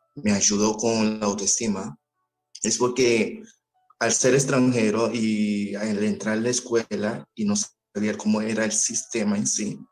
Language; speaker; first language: Spanish; early bilingual, other home language; Haitian Creole